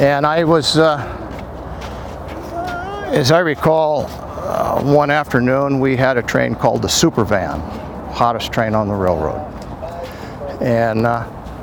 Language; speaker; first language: English; native; English